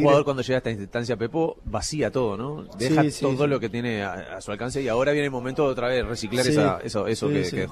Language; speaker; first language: Spanish; native; Spanish